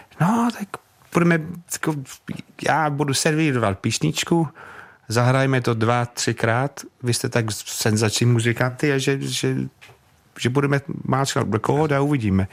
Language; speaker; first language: Czech; non-native, fluent; English